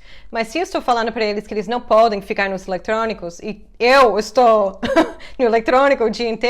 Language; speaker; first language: Portuguese; non-native, fluent; English